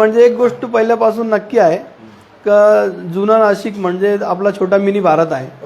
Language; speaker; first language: Marathi; non-native, local second language; Urdu